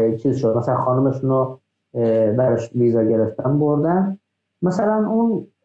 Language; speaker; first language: Persian; non-native, local second language; Azerbaijani